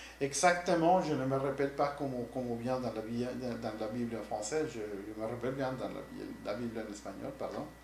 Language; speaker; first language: French; non-native, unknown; Spanish